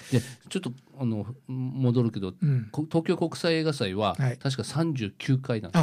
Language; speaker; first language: Japanese; native; Japanese